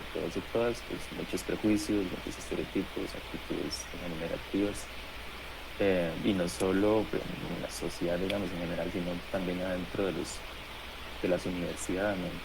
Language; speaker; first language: Spanish; native; Spanish